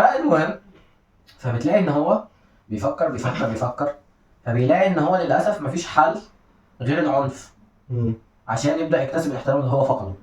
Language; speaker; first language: Arabic; native; Arabic